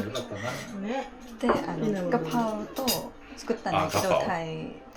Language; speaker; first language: Japanese; non-native, fluent; Thai